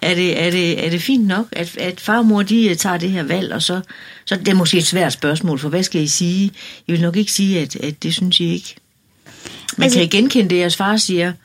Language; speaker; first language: Danish; native; Danish